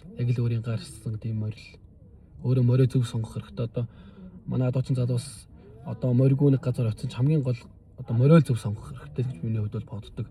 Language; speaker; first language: Mongolian; native; Mongolian